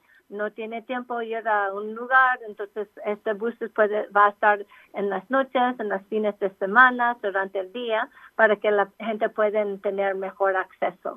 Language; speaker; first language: Spanish; non-native, local second language; English